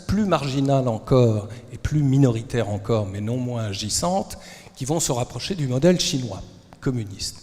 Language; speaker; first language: French; native; French